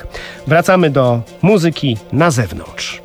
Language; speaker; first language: Polish; native; Polish